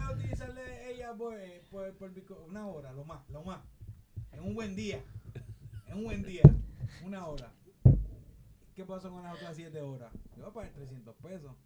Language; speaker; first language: Spanish; early bilingual, heritage; Spanish